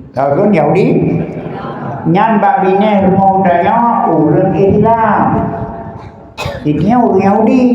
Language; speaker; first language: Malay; non-native, local second language; Achinese